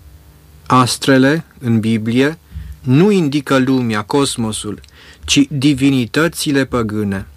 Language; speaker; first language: Romanian; native; Romanian